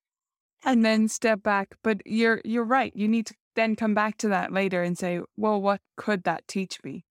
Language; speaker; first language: English; native; English